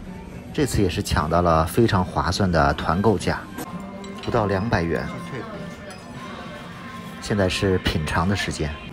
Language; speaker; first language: Chinese; native; Chinese